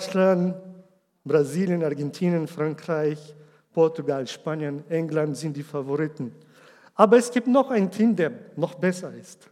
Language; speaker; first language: German; non-native, learner; Portuguese